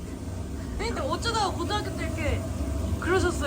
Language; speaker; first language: Korean; native; Korean